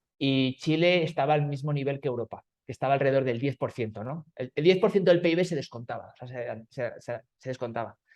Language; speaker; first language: Spanish; native; Spanish